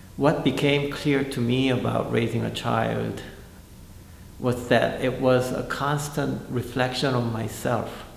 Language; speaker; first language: English; non-native, fluent; Korean